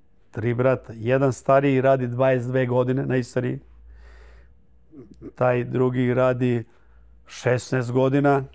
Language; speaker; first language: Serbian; early bilingual, heritage; Croatian